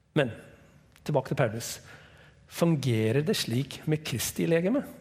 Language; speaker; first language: Norwegian; non-native, fluent; English